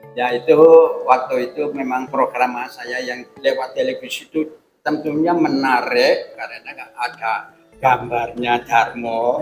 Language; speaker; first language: Indonesian; non-native, fluent; Javanese